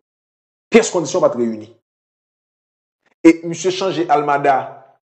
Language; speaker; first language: French; non-native, local second language; Haitian Creole